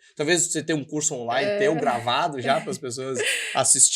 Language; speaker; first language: Portuguese; native; Portuguese